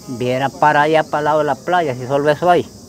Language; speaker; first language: Spanish; native; Spanish